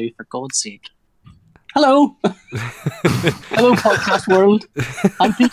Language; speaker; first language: English; native; English